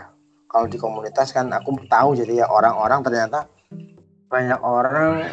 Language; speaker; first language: Indonesian; native; Indonesian